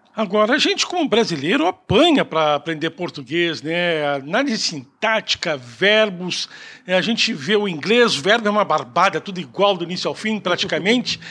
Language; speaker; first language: Portuguese; native; Portuguese